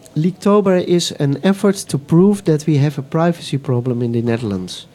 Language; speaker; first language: English; non-native, fluent; Dutch